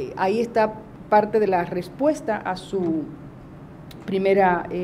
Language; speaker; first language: Spanish; native; Spanish